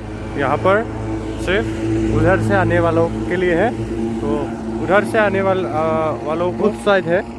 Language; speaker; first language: Hindi; non-native, local second language; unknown